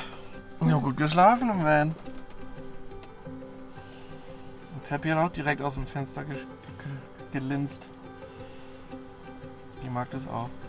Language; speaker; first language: German; native; German